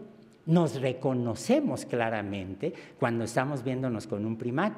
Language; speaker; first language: Spanish; native; Spanish